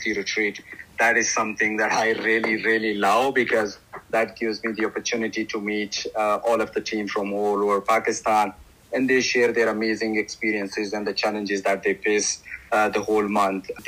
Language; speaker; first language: English; non-native, local second language; Pashto